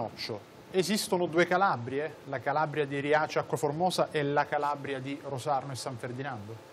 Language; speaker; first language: Italian; native; Italian